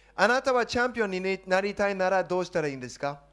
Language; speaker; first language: Japanese; non-native, fluent; English